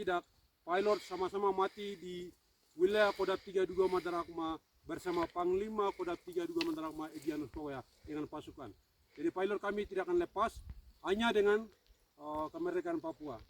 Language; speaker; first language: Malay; non-native, local second language; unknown